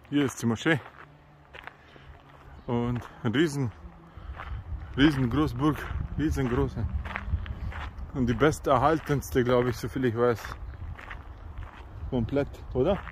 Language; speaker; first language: German; early bilingual, other home language; Bosnian